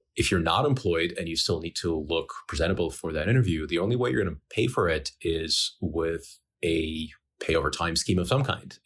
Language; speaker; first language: English; early bilingual, other home language; Ukrainian